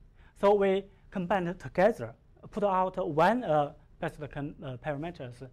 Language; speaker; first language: English; non-native, learner; Chinese